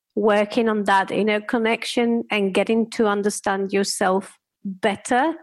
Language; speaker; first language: English; non-native, fluent; Spanish